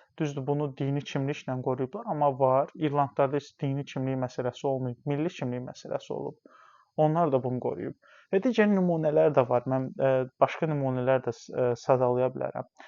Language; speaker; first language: Azerbaijani; non-native, local second language; Talysh